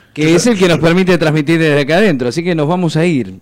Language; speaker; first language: Spanish; native; Spanish